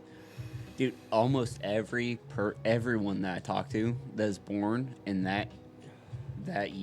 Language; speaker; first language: English; native; English